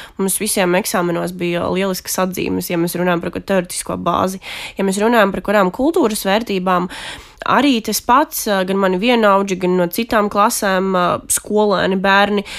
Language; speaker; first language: Latvian; non-native, local second language; Russian